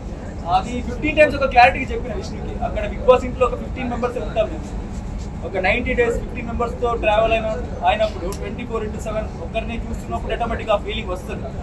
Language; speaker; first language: Telugu; non-native, local second language; Kannada